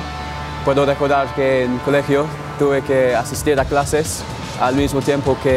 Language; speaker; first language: Spanish; non-native, fluent; English